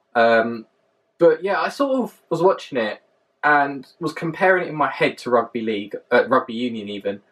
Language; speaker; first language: English; native; English